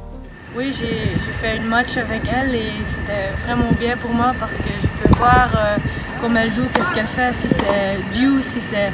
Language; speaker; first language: French; non-native, fluent; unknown